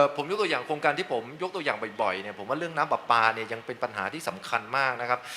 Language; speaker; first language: Thai; native; Thai